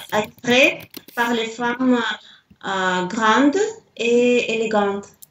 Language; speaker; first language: French; non-native, learner; Russian